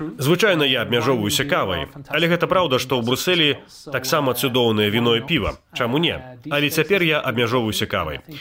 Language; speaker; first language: Belarusian; native; Belarusian